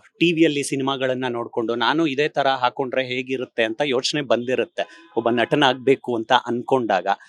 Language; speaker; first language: Kannada; native; Kannada